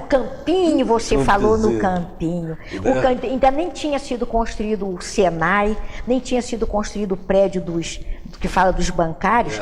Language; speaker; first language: Portuguese; native; Portuguese